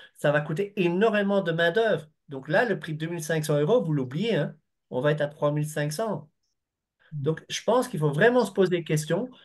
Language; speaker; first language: French; native; French